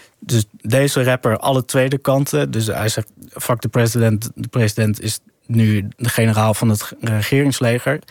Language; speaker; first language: Dutch; early bilingual, other home language; Arabic